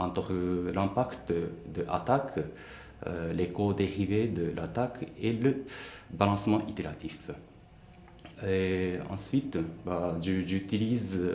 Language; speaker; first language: French; non-native, fluent; Japanese